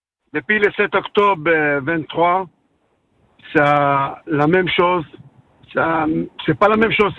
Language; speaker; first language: French; non-native, learner; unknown